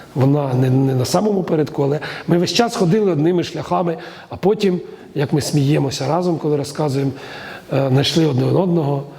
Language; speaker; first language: Ukrainian; native; Ukrainian